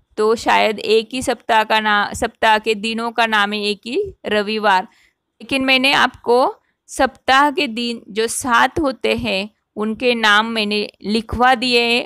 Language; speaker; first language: Hindi; non-native, local second language; Marathi